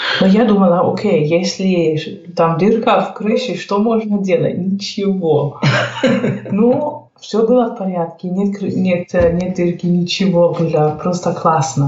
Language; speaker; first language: Russian; non-native, fluent; German